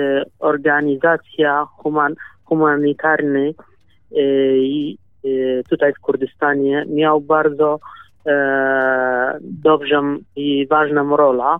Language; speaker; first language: Polish; non-native, learner; Kurdish